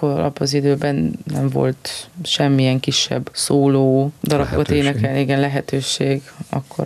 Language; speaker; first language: Hungarian; non-native, fluent; Romanian